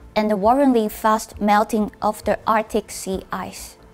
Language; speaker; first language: English; non-native, fluent; Chinese